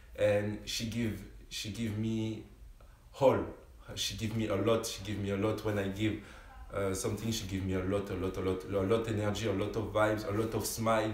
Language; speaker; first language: English; non-native, learner; French